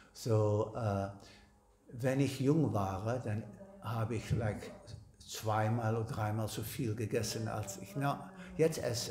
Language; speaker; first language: German; non-native, learner; Dutch